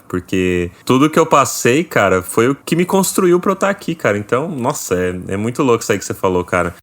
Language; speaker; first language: Portuguese; native; Portuguese